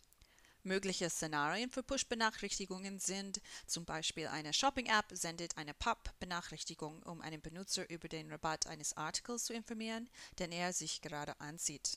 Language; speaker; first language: German; non-native, fluent; English